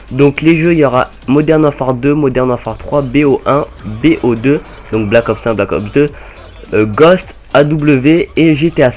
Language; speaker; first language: French; native; French